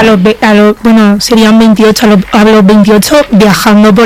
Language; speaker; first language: Spanish; early bilingual, other home language; Romanian